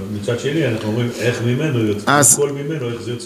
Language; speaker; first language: Hebrew; native; Hebrew